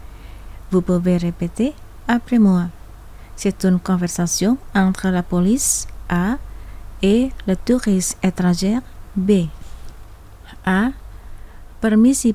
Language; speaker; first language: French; non-native, fluent; Indonesian